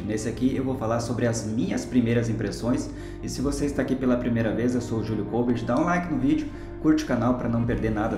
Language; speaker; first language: Portuguese; native; Portuguese